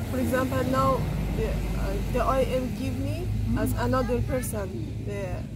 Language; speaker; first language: English; non-native, learner; Persian